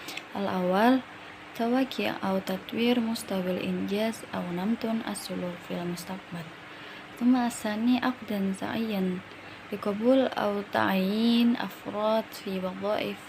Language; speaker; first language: Arabic; non-native, learner; Indonesian